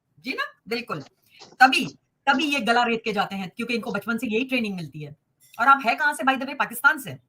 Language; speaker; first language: Hindi; native; Hindi